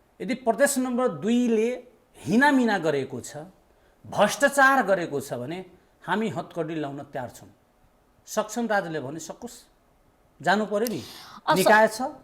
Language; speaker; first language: Nepali; non-native, local second language; Maithili